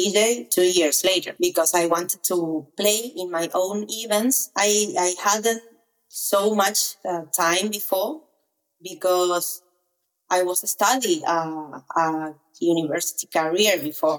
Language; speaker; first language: English; non-native, learner; Spanish